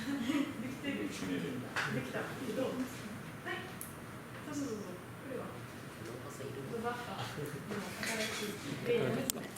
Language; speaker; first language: Japanese; non-native, learner; French